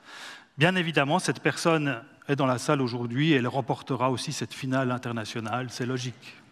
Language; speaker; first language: French; native; French